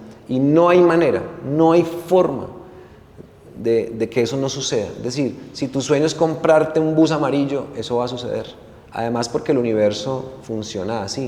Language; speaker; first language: Spanish; native; Spanish